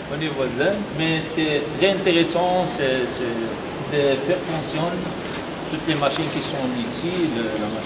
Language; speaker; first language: French; non-native, fluent; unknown